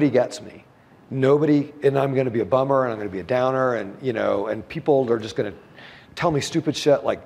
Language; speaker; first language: English; native; English